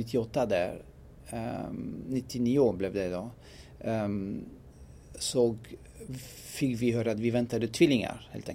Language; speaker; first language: Swedish; non-native, fluent; French